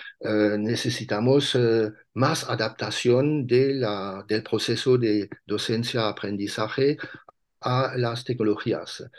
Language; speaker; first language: Spanish; non-native, fluent; French